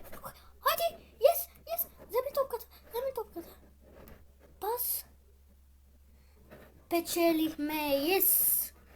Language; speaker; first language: Bulgarian; non-native, local second language; Turkish